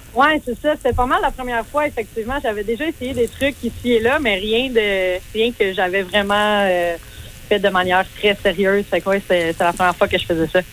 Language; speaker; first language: French; native; French